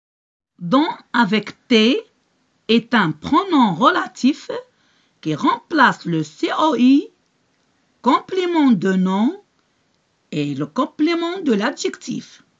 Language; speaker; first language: French; non-native, local second language; Arabic